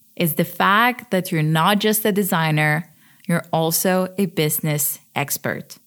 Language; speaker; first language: English; early bilingual, other home language; Russian